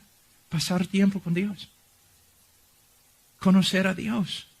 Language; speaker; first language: Spanish; non-native, fluent; English